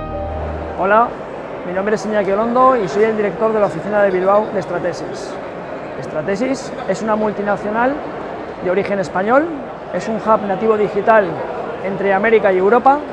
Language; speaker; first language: Spanish; native; Spanish